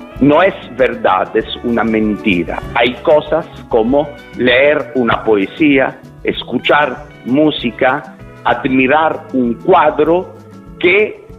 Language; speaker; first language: Spanish; non-native, fluent; Italian